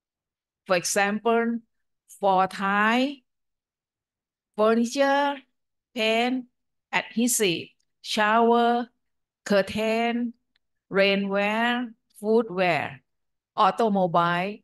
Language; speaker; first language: English; non-native, fluent; Thai